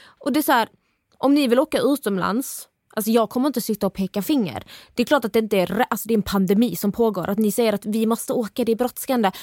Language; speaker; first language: Swedish; native; Swedish